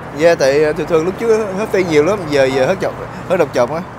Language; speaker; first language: Vietnamese; early bilingual, heritage; Vietnamese